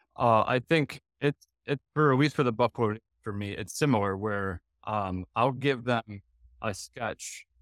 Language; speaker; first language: English; non-native, fluent; Dutch